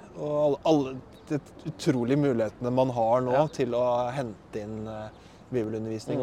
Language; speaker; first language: Norwegian; native; Norwegian